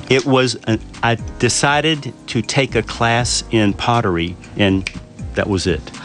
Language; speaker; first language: English; native; English